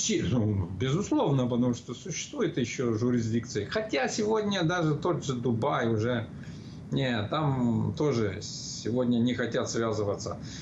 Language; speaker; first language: Russian; non-native, local second language; Romanian